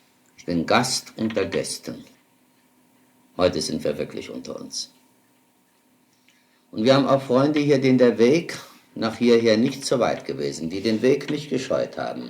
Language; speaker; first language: German; native; German